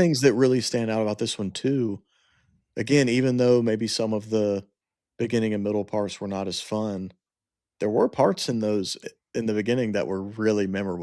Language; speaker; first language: English; native; English